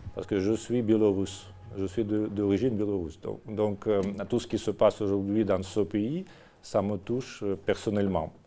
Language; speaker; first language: French; non-native, fluent; Russian